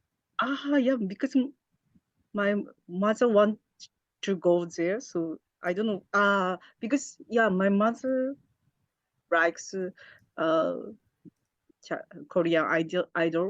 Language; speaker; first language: English; non-native, learner; Japanese